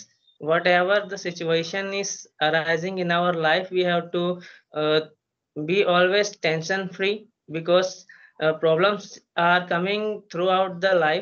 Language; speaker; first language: English; non-native, learner; Hindi